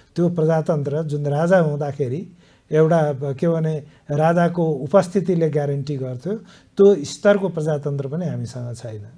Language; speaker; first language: Nepali; native; Nepali